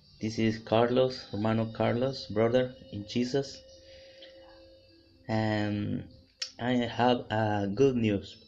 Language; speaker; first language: English; non-native, learner; Spanish